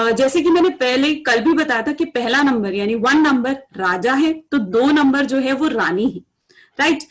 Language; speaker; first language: Hindi; native; Hindi